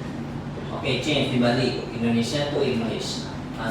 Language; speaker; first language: English; non-native, fluent; Indonesian